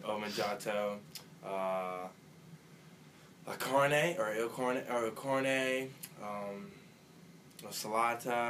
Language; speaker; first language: Italian; non-native, learner; English